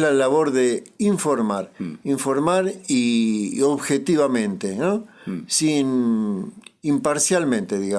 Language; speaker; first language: Spanish; native; Spanish